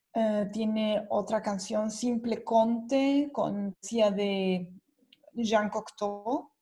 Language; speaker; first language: Spanish; native; Spanish